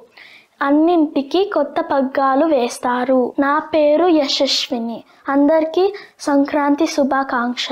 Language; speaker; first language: Telugu; early bilingual, heritage; Telugu